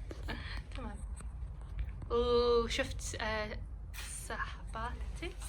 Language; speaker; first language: Arabic; non-native, learner; English